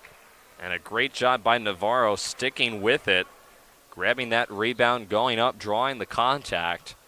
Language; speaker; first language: English; native; English